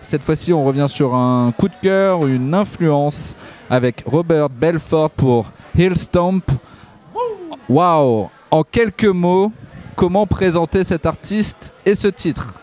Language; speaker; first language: French; native; French